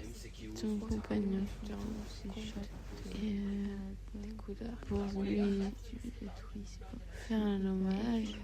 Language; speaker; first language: French; non-native, fluent; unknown